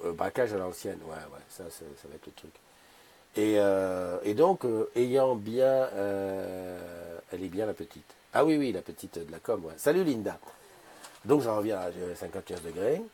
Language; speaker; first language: French; native; French